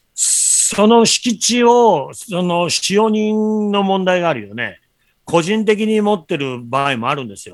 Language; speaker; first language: Japanese; native; Japanese